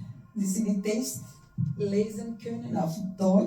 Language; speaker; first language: German; non-native, learner; Portuguese